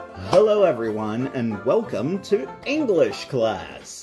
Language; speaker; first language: English; non-native, fluent; Portuguese